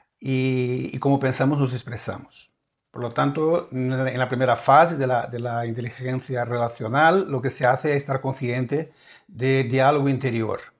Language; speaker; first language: Spanish; non-native, fluent; Portuguese